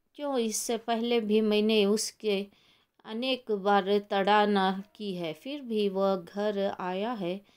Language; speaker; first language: Hindi; non-native, local second language; Kannada